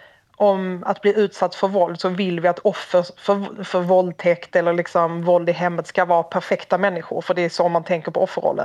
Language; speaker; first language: Swedish; native; Swedish